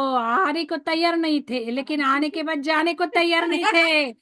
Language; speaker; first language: Hindi; non-native, local second language; Marathi